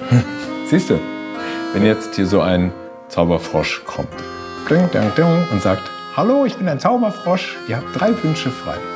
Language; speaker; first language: German; native; German